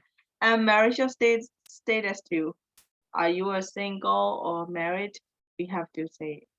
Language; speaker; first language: English; non-native, fluent; Burmese